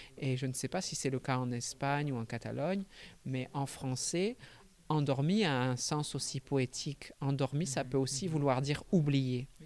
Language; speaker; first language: French; native; French